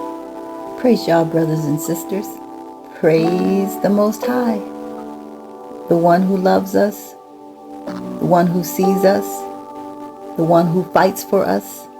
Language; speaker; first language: English; native; English